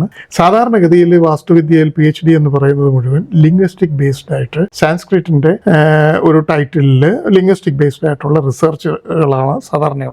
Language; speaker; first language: Malayalam; native; Malayalam